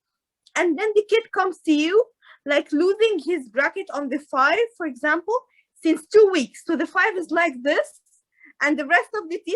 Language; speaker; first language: English; non-native, fluent; Arabic